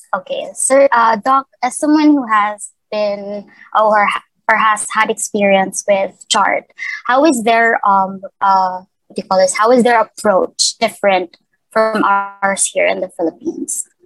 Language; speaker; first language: English; non-native, local second language; Cebuano